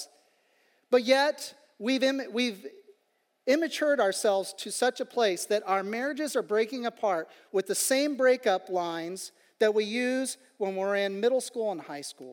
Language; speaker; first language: English; native; English